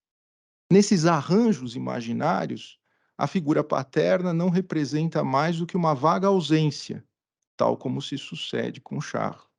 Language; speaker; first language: Portuguese; native; Portuguese